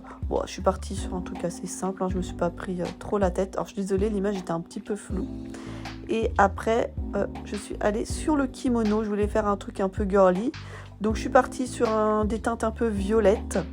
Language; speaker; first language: French; native; French